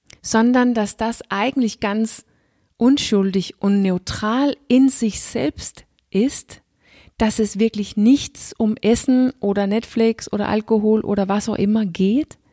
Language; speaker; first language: German; non-native, fluent; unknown